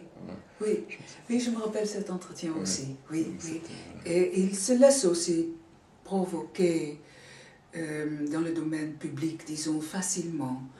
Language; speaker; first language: French; non-native, fluent; Dutch